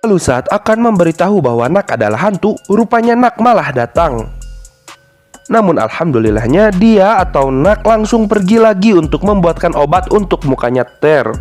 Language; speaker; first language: Indonesian; native; Indonesian